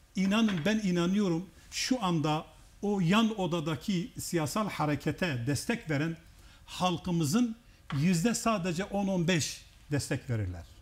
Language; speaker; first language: Turkish; non-native, local second language; Kurdish